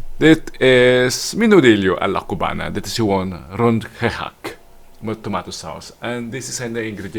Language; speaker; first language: Dutch; non-native, learner; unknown